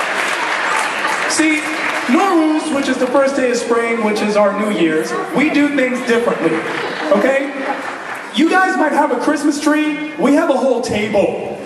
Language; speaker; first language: English; early bilingual, other home language; Persian